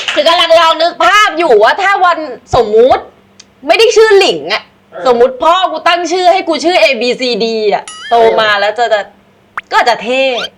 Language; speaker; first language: Thai; native; Thai